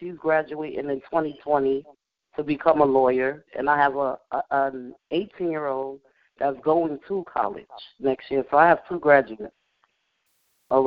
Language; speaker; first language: English; native; English